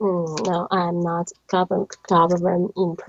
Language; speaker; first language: English; non-native, learner; Chinese